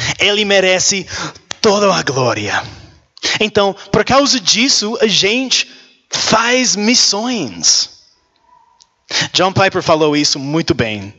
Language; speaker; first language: Portuguese; non-native, learner; English